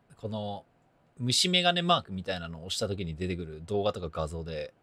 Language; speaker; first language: Japanese; native; Japanese